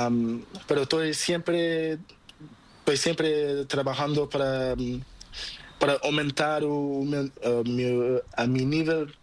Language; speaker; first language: Spanish; non-native, learner; Portuguese